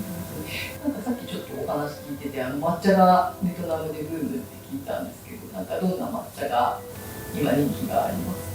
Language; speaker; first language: Japanese; native; Japanese